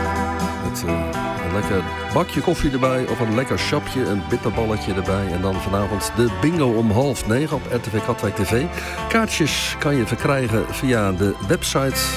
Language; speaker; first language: Dutch; native; Dutch